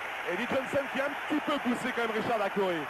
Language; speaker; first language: French; native; French